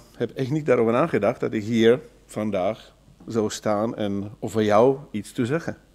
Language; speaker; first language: Dutch; non-native, fluent; German